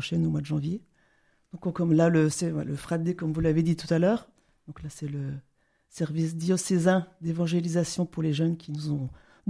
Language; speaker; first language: French; native; French